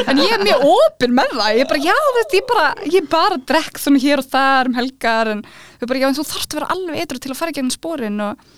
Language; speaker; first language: Icelandic; early bilingual, other home language; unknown